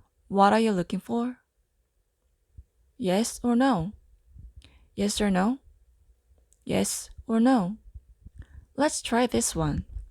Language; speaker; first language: English; non-native, fluent; Korean